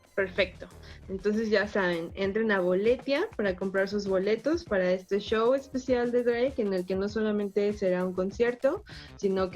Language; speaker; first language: Spanish; native; Spanish